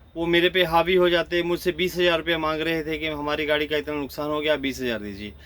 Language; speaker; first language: Hindi; native; Hindi